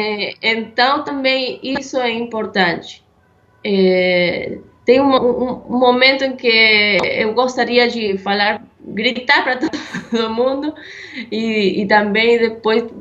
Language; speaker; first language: Portuguese; non-native, fluent; Spanish